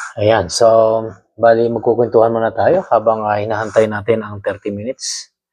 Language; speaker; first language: Filipino; non-native, local second language; Cebuano